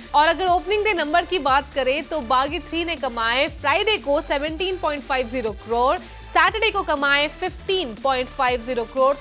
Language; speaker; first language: Hindi; native; Hindi